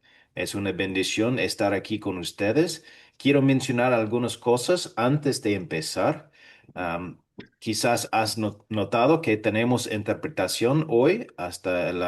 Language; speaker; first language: Spanish; non-native, fluent; English